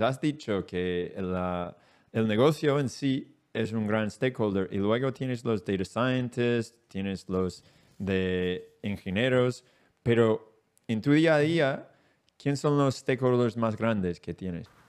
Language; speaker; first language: Spanish; non-native, learner; English